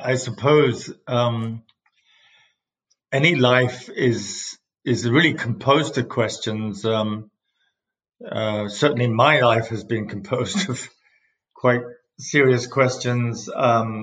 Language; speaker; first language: English; native; English